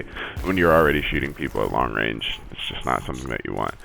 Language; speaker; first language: English; native; English